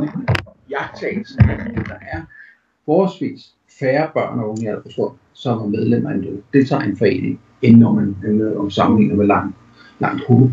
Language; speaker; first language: Danish; native; Danish